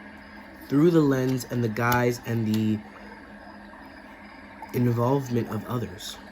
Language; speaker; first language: English; native; English